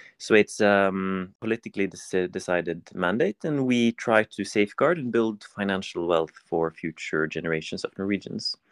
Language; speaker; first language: English; non-native, fluent; Norwegian